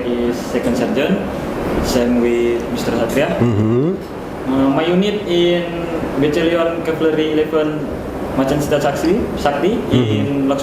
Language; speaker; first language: English; non-native, learner; Indonesian